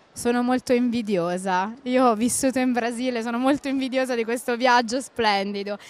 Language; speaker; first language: Italian; native; Italian